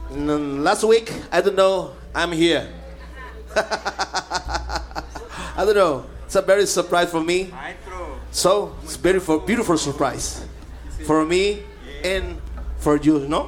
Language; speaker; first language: English; non-native, learner; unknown